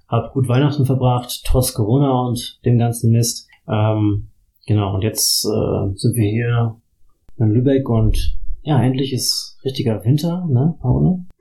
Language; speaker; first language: German; native; German